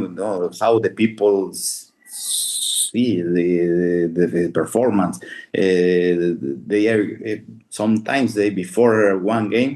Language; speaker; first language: English; non-native, fluent; Spanish